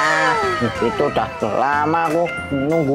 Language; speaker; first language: Indonesian; native; Indonesian